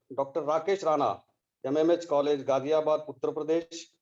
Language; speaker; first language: English; non-native, local second language; Marathi